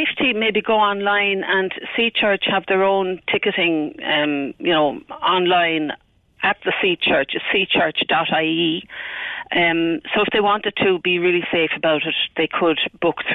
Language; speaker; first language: English; native; English